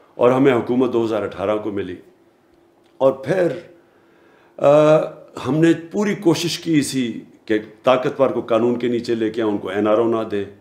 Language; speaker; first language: Urdu; native; Urdu